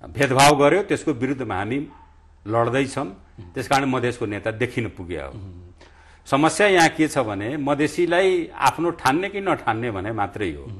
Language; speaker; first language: Nepali; non-native, local second language; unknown